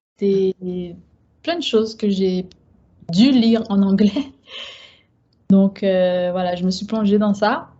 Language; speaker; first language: French; native; French